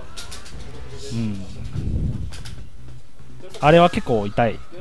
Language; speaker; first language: Japanese; non-native, learner; Chinese